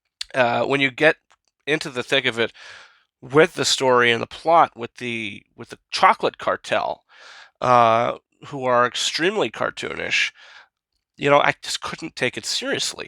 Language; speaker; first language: English; native; English